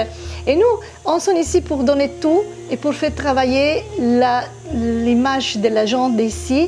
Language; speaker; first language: French; non-native, fluent; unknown